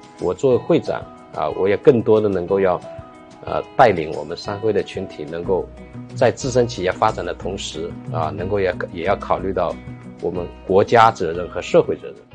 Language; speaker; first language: Chinese; native; Chinese